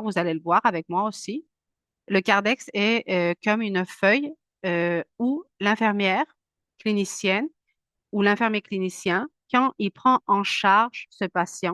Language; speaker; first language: French; non-native, fluent; Spanish